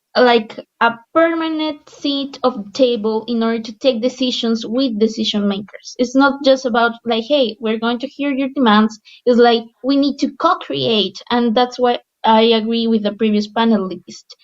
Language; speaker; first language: English; non-native, fluent; Spanish